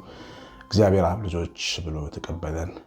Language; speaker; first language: Amharic; native; Amharic